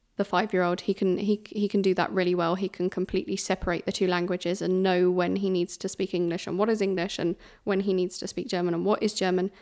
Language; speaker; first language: English; native; English